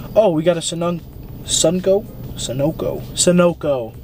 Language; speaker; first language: English; native; English